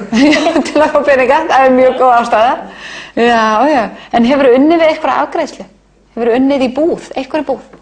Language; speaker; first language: Icelandic; native; Icelandic